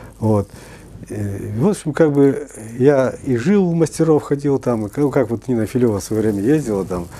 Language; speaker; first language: Russian; native; Russian